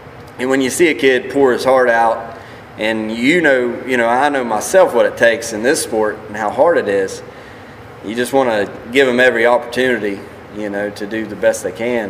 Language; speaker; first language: English; native; English